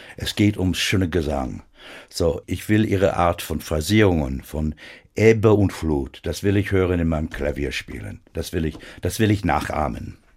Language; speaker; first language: German; non-native, fluent; English